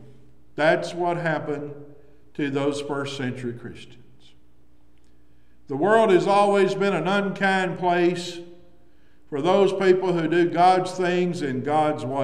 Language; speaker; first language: English; native; English